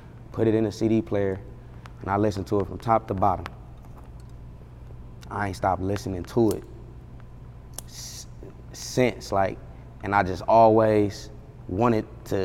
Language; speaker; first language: English; native; English